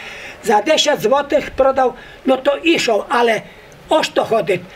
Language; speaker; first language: Polish; non-native, local second language; Rusyn